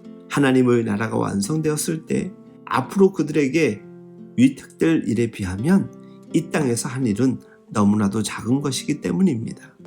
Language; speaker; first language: Korean; native; Korean